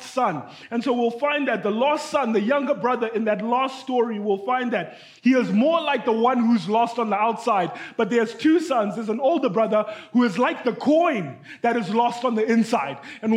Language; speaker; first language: English; non-native, local second language; Shona